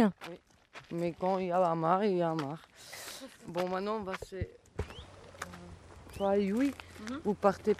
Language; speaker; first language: French; non-native, fluent; Italian